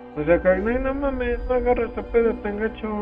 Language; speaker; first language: Spanish; native; Spanish